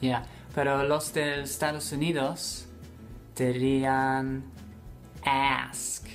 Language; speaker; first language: Spanish; non-native, fluent; English